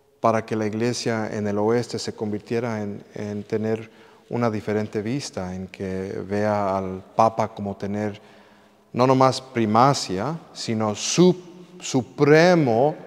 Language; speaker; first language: Spanish; early bilingual, heritage; English